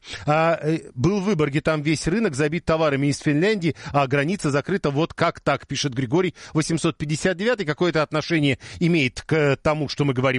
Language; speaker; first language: Russian; native; Russian